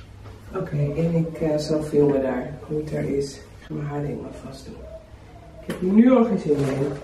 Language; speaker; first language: Dutch; native; Dutch